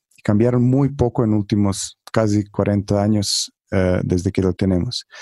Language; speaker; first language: Spanish; non-native, fluent; Croatian